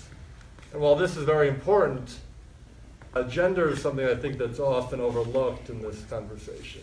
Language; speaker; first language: English; native; English